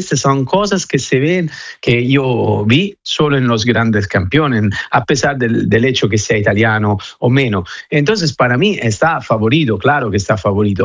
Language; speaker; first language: Spanish; non-native, fluent; Italian